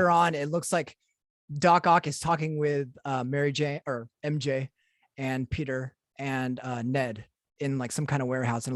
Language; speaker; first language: English; native; English